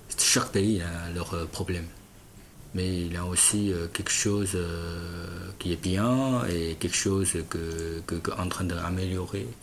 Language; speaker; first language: French; non-native, fluent; Chinese